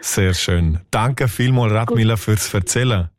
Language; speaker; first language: German; native; German